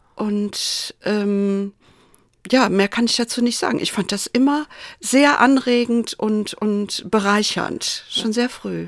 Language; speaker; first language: German; native; German